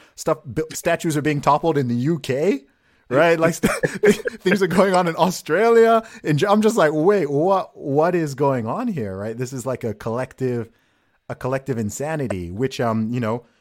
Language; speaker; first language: English; native; English